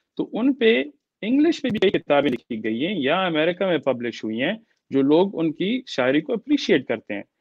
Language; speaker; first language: Urdu; early bilingual, heritage; Urdu